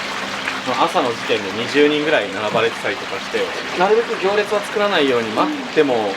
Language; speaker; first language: Japanese; native; Japanese